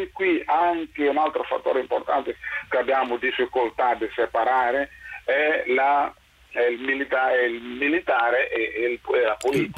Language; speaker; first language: Italian; non-native, fluent; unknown